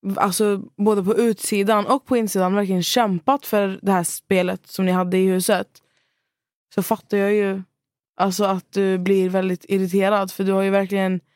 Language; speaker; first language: Swedish; native; Swedish